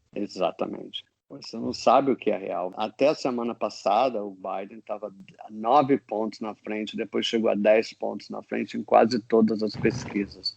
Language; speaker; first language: Portuguese; non-native, fluent; English